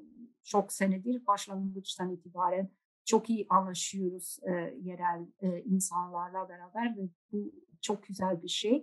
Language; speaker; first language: Turkish; non-native, fluent; Dutch